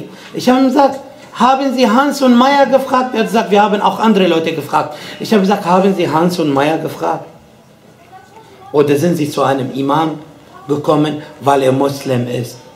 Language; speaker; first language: German; non-native, fluent; Arabic